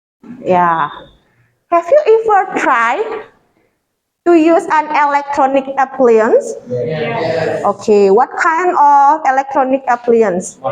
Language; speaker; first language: English; non-native, fluent; Indonesian